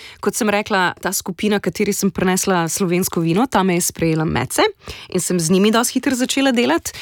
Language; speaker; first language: Slovenian; native; Slovenian